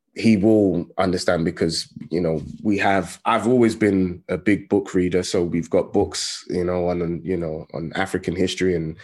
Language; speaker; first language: English; native; English